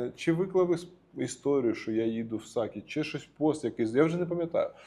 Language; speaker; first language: Ukrainian; native; Ukrainian